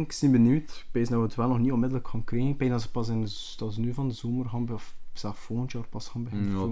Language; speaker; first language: Dutch; native; Dutch